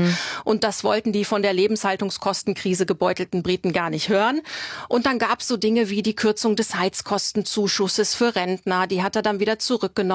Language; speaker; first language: German; native; German